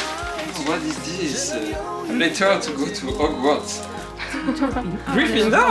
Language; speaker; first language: English; non-native, fluent; French